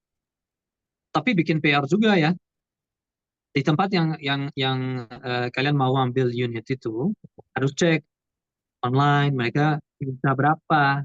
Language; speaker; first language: Indonesian; non-native, learner; Portuguese